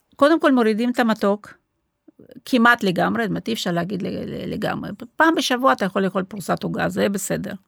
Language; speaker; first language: Hebrew; non-native, fluent; Russian